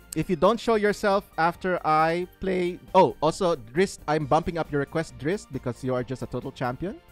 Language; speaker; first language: English; non-native, local second language; Filipino